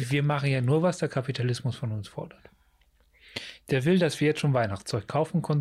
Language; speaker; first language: German; native; German